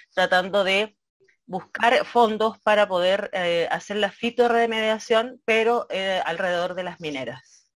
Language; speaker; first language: Spanish; native; Spanish